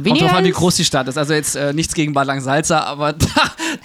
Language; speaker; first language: German; native; German